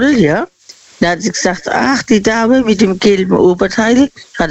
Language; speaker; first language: German; non-native, fluent; Hungarian